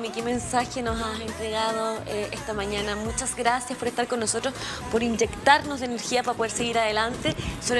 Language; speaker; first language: Spanish; native; Spanish